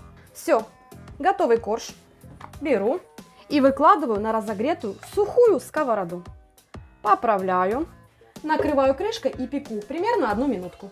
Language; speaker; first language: Russian; native; Russian